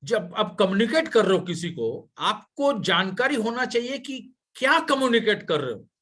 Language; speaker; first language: Hindi; non-native, local second language; Bangla